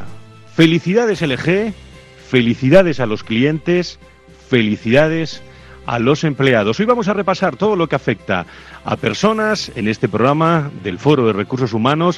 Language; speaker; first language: Spanish; native; Spanish